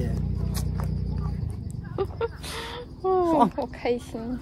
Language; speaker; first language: Chinese; non-native, fluent; Ukrainian